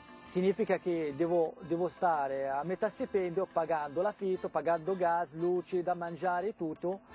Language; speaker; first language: Italian; non-native, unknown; Arabic